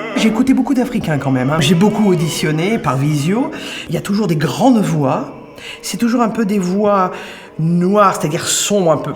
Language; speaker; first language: French; native; French